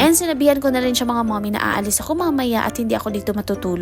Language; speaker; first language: Filipino; non-native, local second language; Cebuano